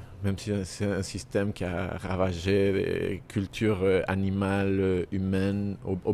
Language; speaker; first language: French; non-native, fluent; Spanish